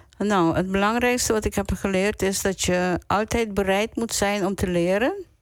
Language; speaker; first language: Dutch; non-native, local second language; Papiamento